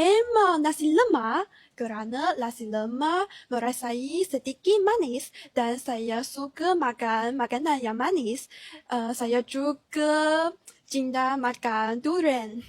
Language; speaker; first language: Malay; non-native, learner; Chinese